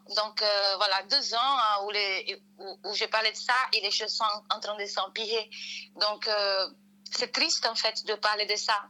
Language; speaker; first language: French; non-native, fluent; Portuguese